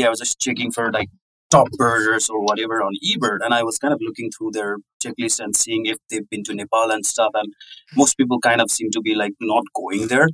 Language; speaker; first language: English; non-native, local second language; Nepali